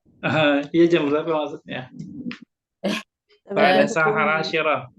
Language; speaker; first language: Indonesian; native; Indonesian